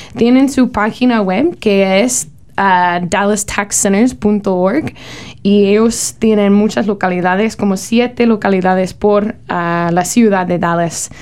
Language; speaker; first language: Spanish; non-native, learner; English